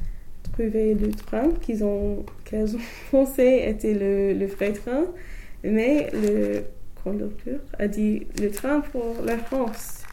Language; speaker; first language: French; non-native, learner; English